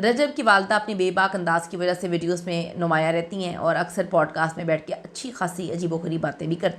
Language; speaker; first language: Urdu; native; Urdu